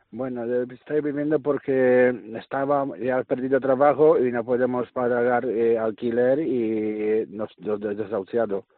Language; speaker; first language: Spanish; non-native, learner; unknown